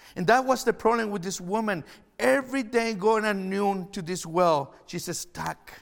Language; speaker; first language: English; non-native, fluent; Spanish